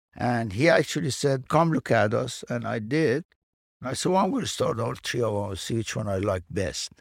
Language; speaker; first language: English; non-native, fluent; Persian